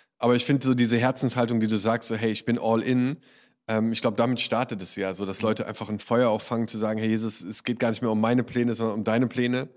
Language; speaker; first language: German; native; German